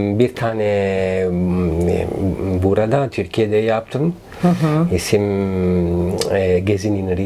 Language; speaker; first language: Turkish; non-native, learner; Italian